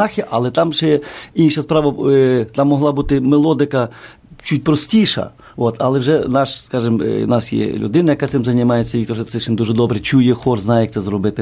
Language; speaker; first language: Ukrainian; native; Ukrainian